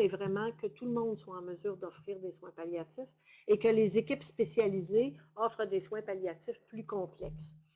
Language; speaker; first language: French; native; French